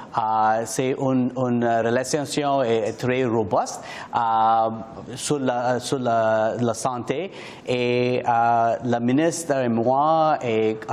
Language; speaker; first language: French; non-native, learner; English